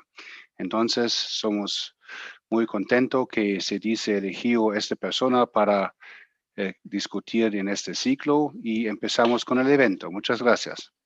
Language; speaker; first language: Spanish; non-native, fluent; German